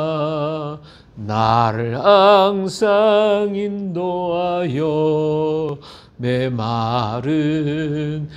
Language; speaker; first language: Korean; native; Korean